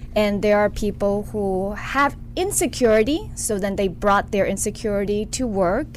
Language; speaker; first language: English; early bilingual, other home language; Chinese